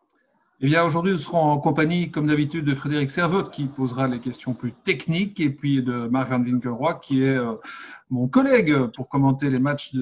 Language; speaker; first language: French; native; French